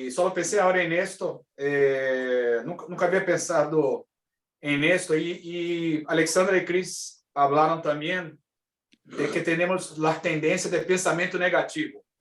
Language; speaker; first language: Spanish; non-native, fluent; Portuguese